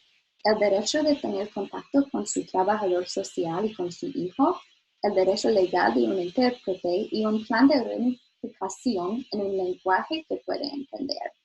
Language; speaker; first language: Spanish; non-native, learner; English